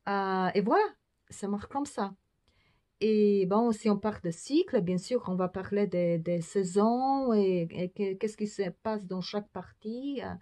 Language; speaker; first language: French; non-native, fluent; Polish